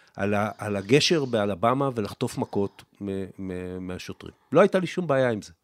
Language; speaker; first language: Hebrew; native; Hebrew